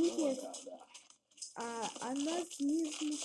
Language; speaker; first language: Russian; early bilingual, heritage; Russian